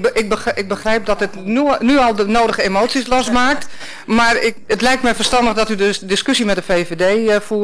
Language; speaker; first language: Dutch; native; Dutch